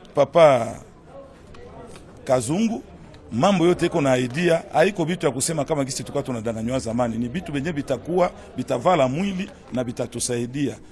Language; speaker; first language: Swahili; native; Swahili